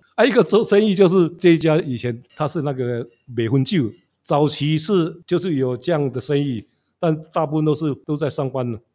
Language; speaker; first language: Chinese; native; Chinese